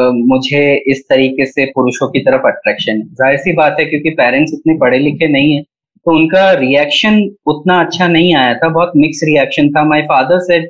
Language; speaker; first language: Hindi; native; Hindi